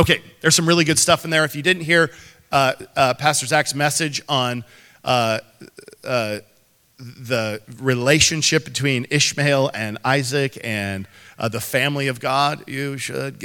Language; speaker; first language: English; native; English